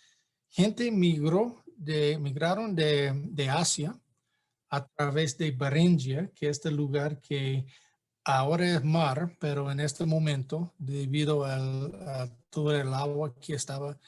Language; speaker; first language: Spanish; non-native, fluent; English